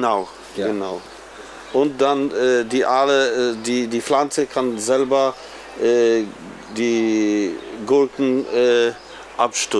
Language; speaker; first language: German; non-native, learner; Polish